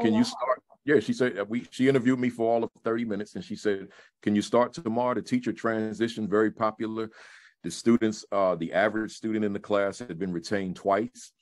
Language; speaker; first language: English; native; English